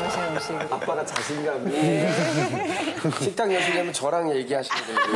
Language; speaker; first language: Korean; native; Korean